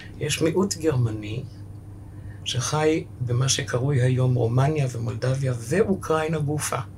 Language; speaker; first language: Hebrew; early bilingual, other home language; German